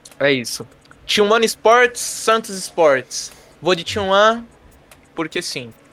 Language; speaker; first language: Portuguese; native; Portuguese